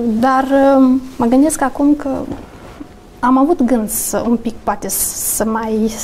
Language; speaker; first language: Romanian; native; Romanian